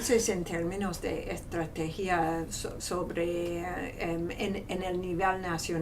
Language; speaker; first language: Spanish; non-native, fluent; English